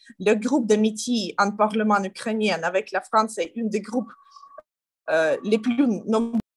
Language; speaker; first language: French; non-native, learner; Ukrainian